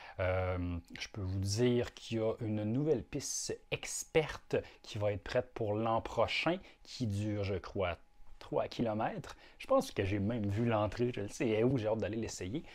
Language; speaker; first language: French; native; French